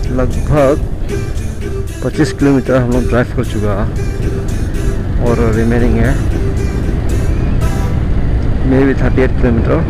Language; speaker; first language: Hindi; non-native, local second language; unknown